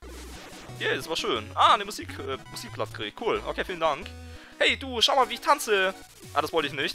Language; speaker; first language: German; native; German